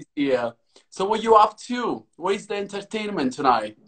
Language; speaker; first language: English; non-native, fluent; Italian